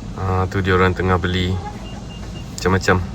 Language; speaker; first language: Malay; native; Malay